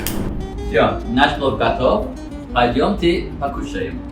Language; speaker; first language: Russian; non-native, learner; Azerbaijani